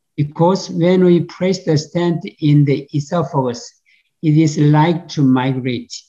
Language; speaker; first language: English; non-native, fluent; Korean